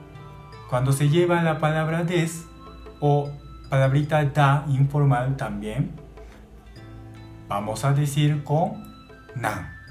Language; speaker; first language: Spanish; non-native, learner; Japanese